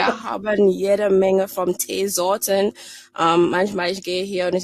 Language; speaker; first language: German; non-native, fluent; English